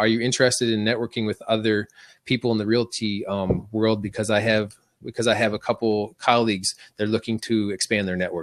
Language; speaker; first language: English; native; English